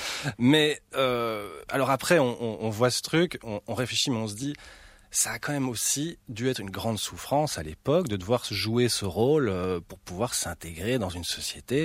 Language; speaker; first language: French; native; French